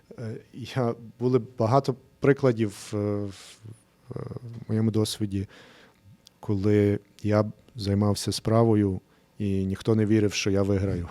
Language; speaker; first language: Ukrainian; early bilingual, heritage; English